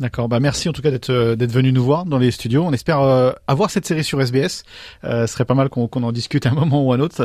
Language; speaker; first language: French; native; French